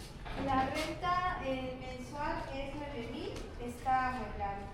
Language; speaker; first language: Spanish; native; Spanish